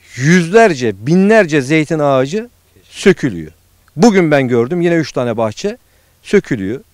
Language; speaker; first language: Turkish; native; Turkish